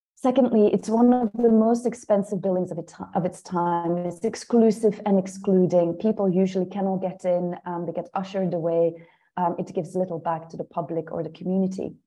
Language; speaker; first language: English; non-native, fluent; Dutch